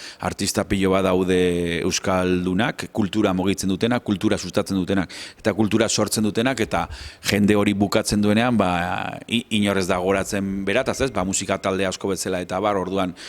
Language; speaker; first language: Basque; native; Basque